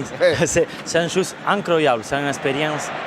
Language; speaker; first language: French; non-native, fluent; Spanish